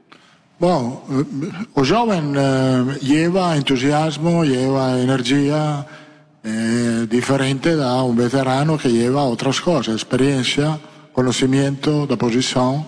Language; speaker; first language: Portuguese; non-native, learner; Italian